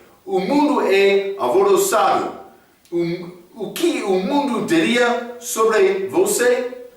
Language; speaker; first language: Portuguese; non-native, fluent; English